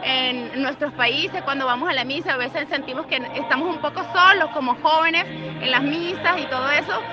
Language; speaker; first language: Spanish; native; Spanish